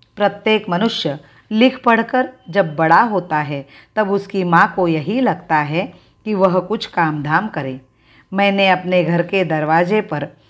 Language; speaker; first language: Hindi; non-native, local second language; Marathi